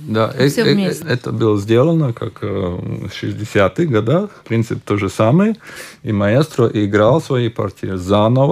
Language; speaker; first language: Russian; non-native, local second language; Latvian